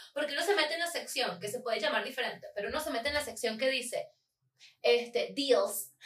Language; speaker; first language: Spanish; native; Spanish